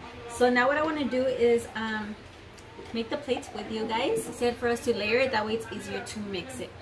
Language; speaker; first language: English; early bilingual, other home language; Spanish